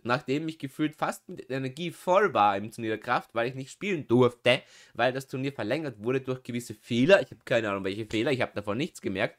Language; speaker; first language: German; native; German